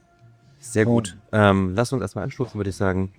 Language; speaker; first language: German; native; German